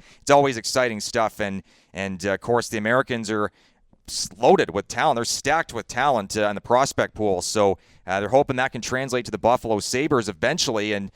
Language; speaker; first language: English; native; English